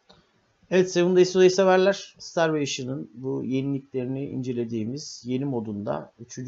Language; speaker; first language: Turkish; native; Turkish